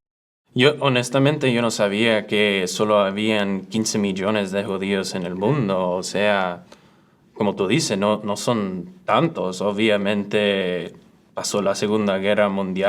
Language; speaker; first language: Spanish; early bilingual, other home language; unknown